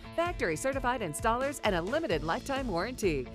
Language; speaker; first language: English; native; English